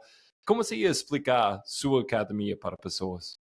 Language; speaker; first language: Portuguese; non-native, fluent; English